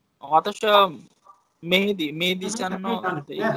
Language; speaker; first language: Japanese; non-native, learner; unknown